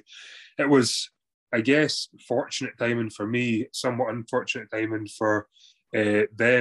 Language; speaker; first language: English; native; English